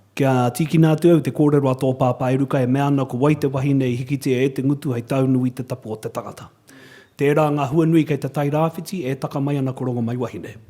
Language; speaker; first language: Māori; native; Māori